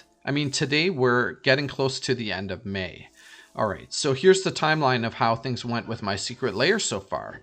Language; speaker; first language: English; native; English